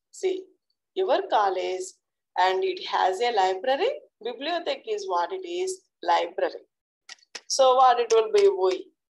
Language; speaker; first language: English; non-native, local second language; Telugu